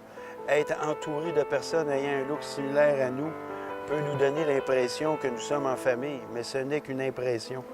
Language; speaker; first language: French; native; French